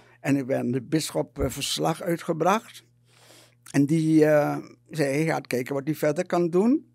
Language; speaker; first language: Dutch; native; Dutch